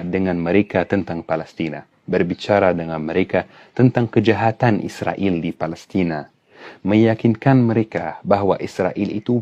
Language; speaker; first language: Indonesian; non-native, fluent; Arabic